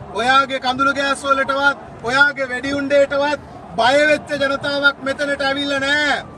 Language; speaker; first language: Sinhala; non-native, local second language; Tamil